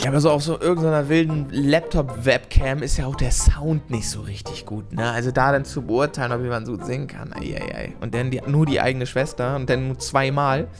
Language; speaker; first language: German; native; German